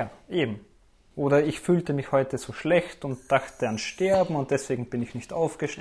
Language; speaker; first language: German; native; German